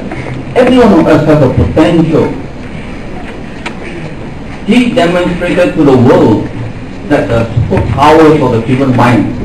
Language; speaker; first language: English; non-native, local second language; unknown